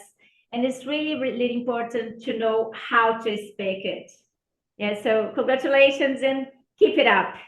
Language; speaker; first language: English; non-native, fluent; Portuguese